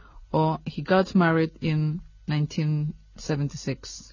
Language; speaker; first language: English; non-native, fluent; Spanish